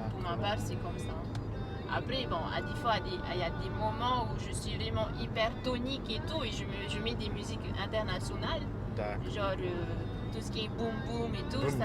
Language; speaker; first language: French; native; French